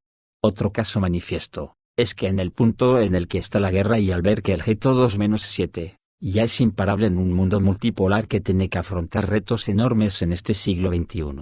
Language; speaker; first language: Spanish; native; Spanish